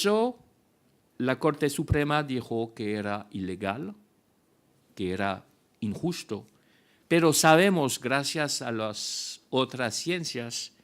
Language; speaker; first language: Spanish; non-native, fluent; French